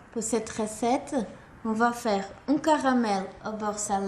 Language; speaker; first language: French; non-native, fluent; Portuguese